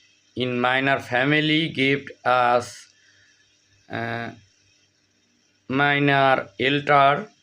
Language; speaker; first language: German; non-native, learner; Bangla